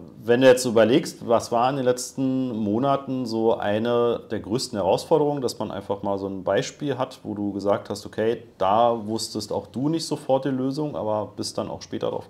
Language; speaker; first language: German; native; German